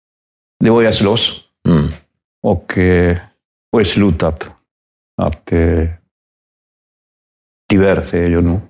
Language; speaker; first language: Swedish; non-native, fluent; Spanish